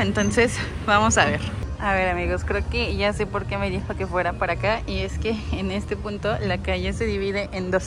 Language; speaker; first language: Spanish; native; Spanish